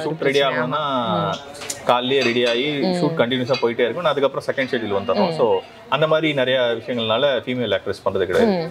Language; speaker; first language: Tamil; native; Tamil